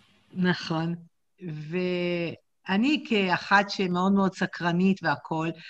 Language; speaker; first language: Hebrew; native; Hebrew